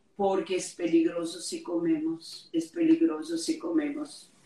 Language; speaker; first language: Spanish; non-native, fluent; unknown